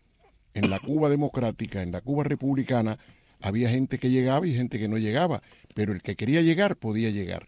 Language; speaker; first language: Spanish; native; Spanish